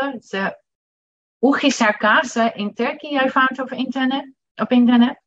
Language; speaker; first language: English; non-native, fluent; Dutch